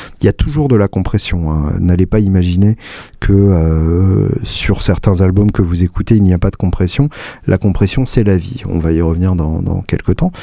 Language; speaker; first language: French; native; French